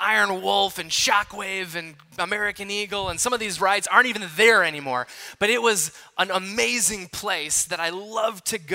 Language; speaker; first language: English; native; English